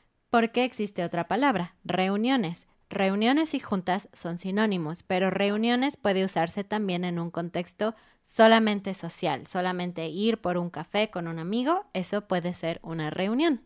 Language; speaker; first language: Spanish; native; Spanish